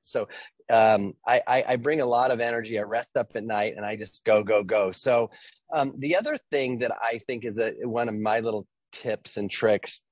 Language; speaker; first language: English; native; English